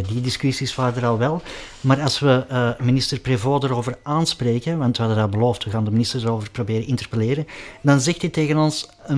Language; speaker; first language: Dutch; native; Dutch